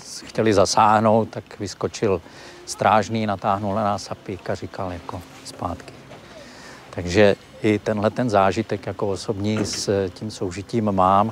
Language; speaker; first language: Czech; native; Czech